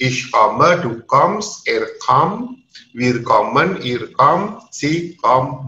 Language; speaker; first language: German; non-native, learner; Indonesian